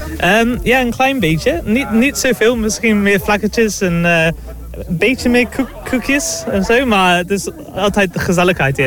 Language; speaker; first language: Dutch; non-native, learner; English